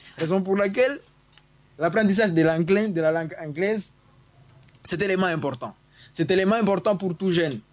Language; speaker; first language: French; non-native, local second language; Swahili